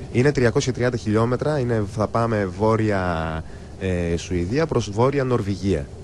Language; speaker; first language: Greek; native; Greek